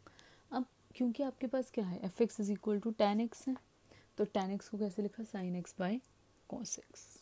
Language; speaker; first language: Hindi; native; Hindi